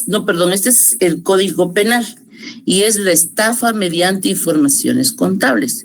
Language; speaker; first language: Spanish; native; Spanish